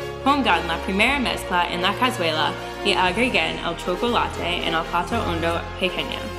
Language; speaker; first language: Spanish; non-native, learner; English